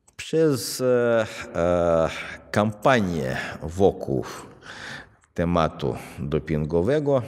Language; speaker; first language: Polish; non-native, fluent; Russian